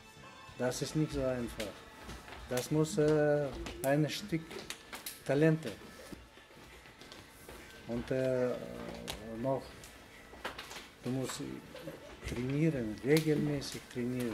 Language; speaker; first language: German; non-native, learner; Russian